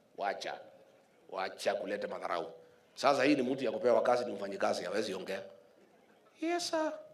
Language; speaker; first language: Swahili; non-native, local second language; Kikuyu